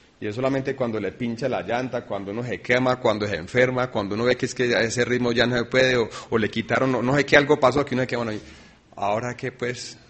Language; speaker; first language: Spanish; early bilingual, other home language; English